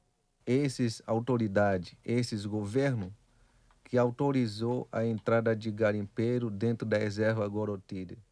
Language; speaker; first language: Portuguese; non-native, local second language; Kayapó